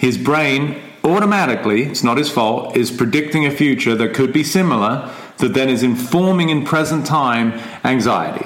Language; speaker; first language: English; native; English